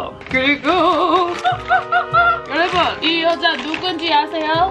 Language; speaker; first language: Korean; non-native, learner; English